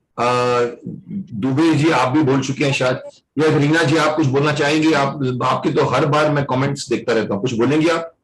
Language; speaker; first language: Hindi; native; Hindi